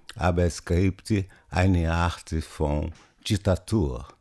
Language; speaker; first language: German; non-native, learner; Portuguese